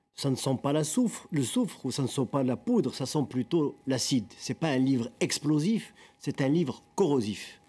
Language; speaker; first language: French; non-native, local second language; Arabic